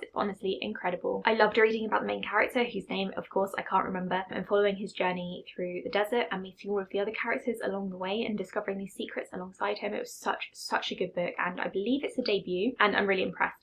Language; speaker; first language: English; native; English